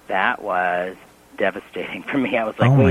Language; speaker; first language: English; native; English